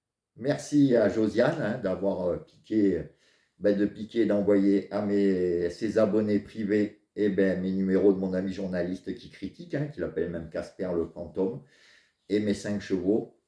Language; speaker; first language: French; native; French